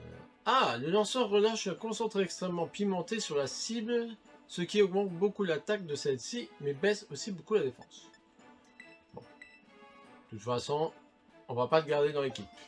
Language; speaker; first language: French; native; French